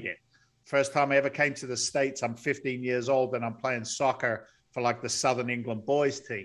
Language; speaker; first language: English; native; English